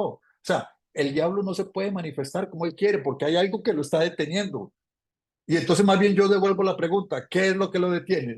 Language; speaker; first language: Spanish; native; Spanish